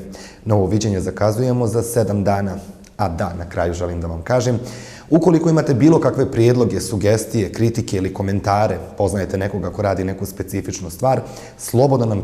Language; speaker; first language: Bosnian; native; Bosnian